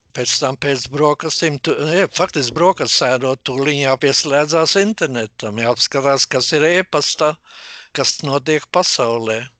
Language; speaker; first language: Latvian; native; Latvian